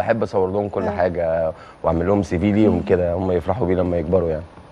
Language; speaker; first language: Arabic; native; Arabic